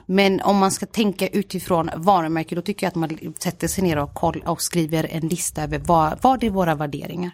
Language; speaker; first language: Swedish; native; Swedish